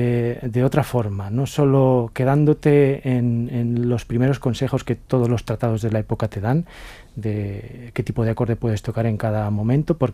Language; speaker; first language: Spanish; native; Spanish